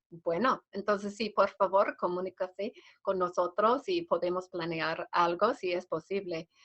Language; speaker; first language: Spanish; non-native, fluent; English